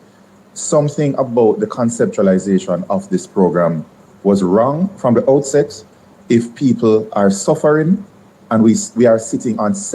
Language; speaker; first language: English; native; English